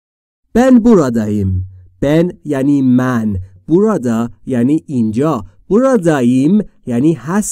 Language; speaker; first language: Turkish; non-native, fluent; Persian